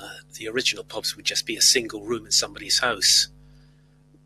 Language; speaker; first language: English; native; English